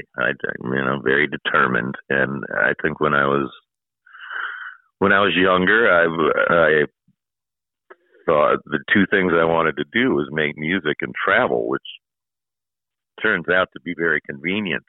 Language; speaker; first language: English; native; English